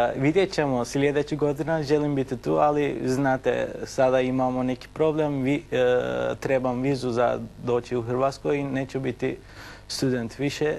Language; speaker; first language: Bosnian; non-native, learner; Turkish